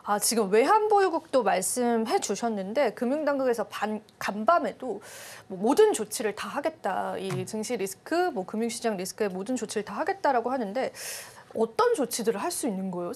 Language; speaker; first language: Korean; native; Korean